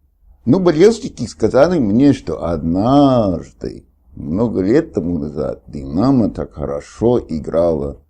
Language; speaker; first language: Russian; non-native, fluent; English